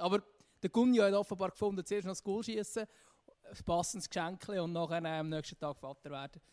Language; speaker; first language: German; native; German